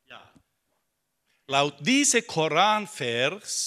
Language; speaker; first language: German; non-native, fluent; Finnish